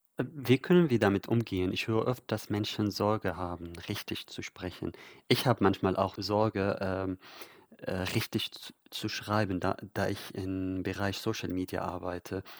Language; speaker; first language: German; non-native, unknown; Arabic